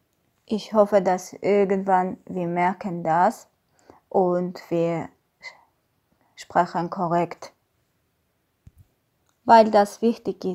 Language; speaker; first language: German; non-native, learner; Armenian